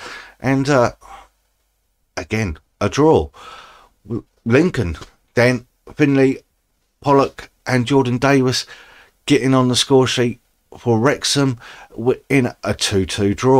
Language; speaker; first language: English; native; English